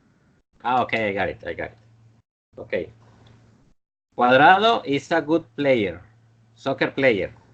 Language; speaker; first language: English; non-native, learner; Spanish